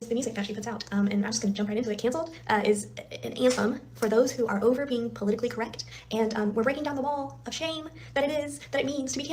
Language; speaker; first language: English; native; English